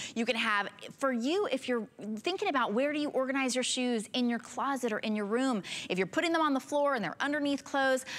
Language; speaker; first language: English; native; English